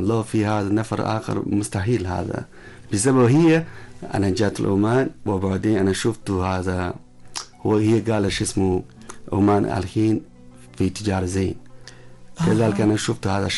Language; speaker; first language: Arabic; non-native, learner; Chinese